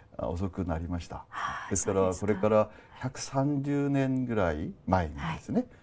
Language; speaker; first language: Japanese; non-native, fluent; Korean